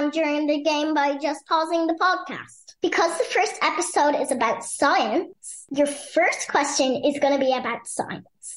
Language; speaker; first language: English; native; English